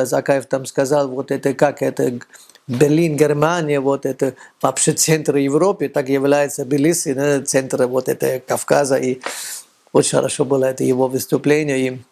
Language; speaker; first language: Russian; non-native, fluent; German